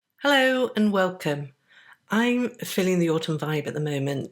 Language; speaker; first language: English; native; English